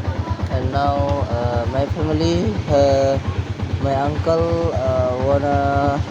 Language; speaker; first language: English; non-native, learner; Indonesian